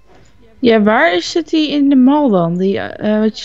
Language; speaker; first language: Dutch; native; Dutch